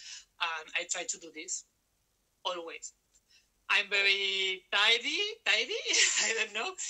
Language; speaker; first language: English; non-native, learner; Spanish